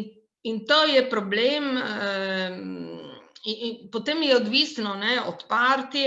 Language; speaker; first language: Slovenian; non-native, local second language; Italian